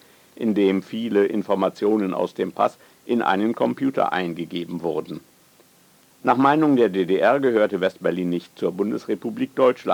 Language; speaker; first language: German; native; German